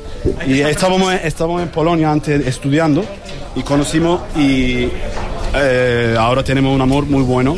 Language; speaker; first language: Spanish; non-native, learner; Turkish